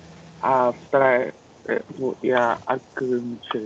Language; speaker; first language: Russian; non-native, learner; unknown